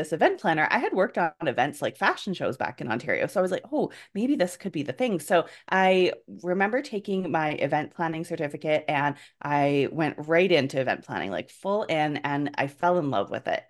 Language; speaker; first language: English; native; English